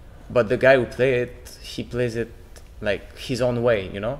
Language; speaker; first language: English; non-native, local second language; French